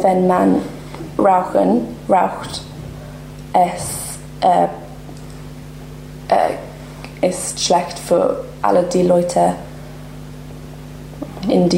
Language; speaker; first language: German; non-native, learner; English